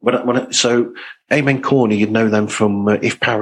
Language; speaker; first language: English; native; English